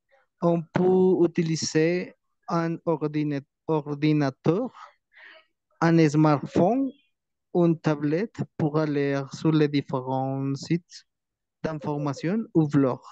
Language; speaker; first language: French; non-native, learner; Spanish